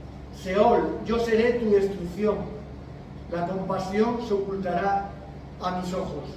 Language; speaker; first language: Spanish; native; Spanish